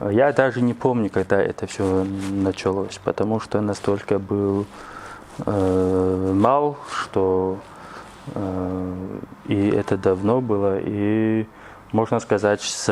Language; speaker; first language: Russian; non-native, local second language; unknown